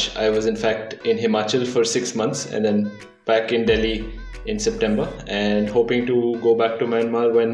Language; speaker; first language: English; non-native, local second language; Hindi